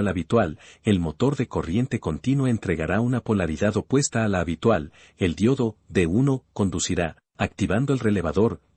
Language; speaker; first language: Spanish; native; Spanish